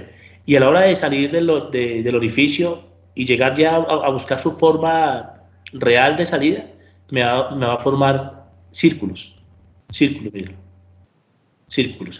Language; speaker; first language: Spanish; native; Spanish